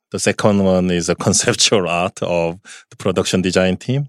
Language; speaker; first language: English; non-native, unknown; Korean